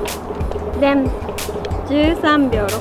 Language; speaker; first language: Japanese; native; Japanese